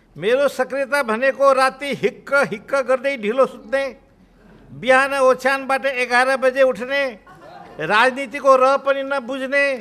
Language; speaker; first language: Nepali; non-native, local second language; Marwari